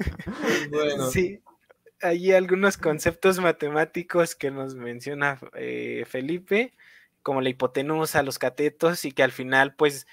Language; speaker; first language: Spanish; native; Spanish